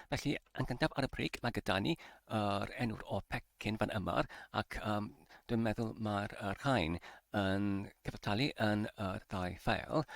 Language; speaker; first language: Welsh; non-native, learner; English